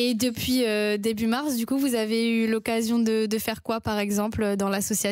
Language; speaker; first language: French; native; French